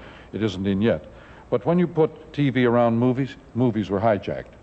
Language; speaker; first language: English; native; English